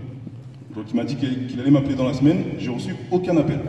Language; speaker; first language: French; native; French